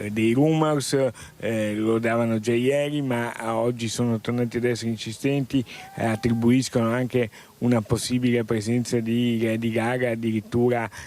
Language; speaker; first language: Italian; native; Italian